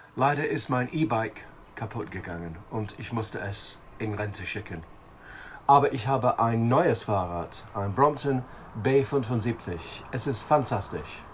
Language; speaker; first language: German; non-native, fluent; English